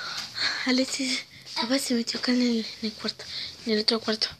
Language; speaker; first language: Spanish; native; Spanish